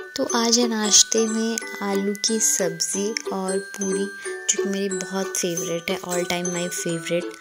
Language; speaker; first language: Hindi; non-native, local second language; Bangla